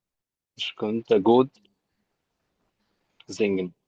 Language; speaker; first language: German; non-native, learner; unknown